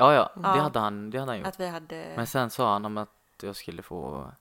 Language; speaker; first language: Swedish; non-native, fluent; Arabic